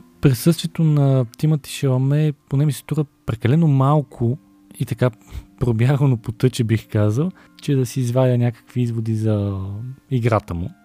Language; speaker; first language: Bulgarian; native; Bulgarian